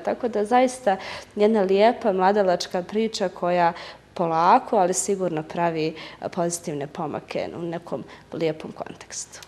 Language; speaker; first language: Serbian; native; Serbian